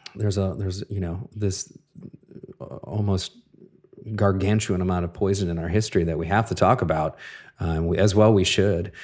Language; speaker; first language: English; native; English